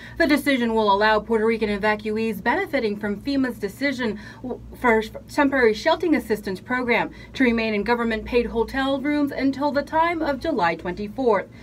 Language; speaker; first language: English; early bilingual, other home language; Spanish